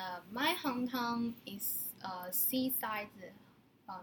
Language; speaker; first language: English; non-native, learner; Chinese